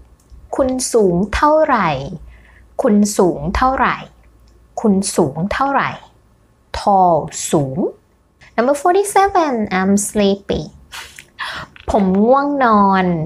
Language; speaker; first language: Thai; native; Thai